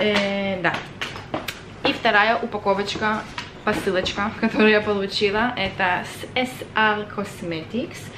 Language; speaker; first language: Russian; early bilingual, other home language; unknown